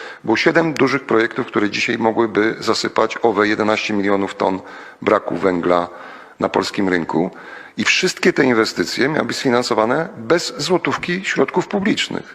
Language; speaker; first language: Polish; native; Polish